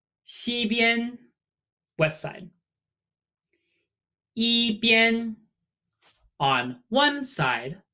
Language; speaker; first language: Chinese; non-native, fluent; English